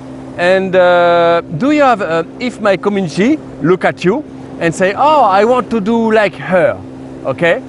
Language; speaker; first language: English; non-native, learner; French